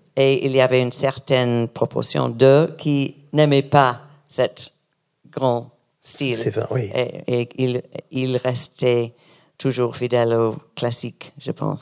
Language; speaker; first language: French; non-native, learner; English